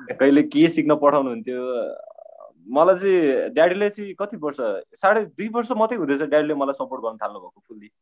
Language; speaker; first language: Nepali; non-native, local second language; Limbu